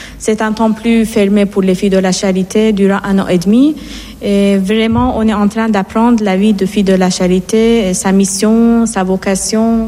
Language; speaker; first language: French; non-native, fluent; Persian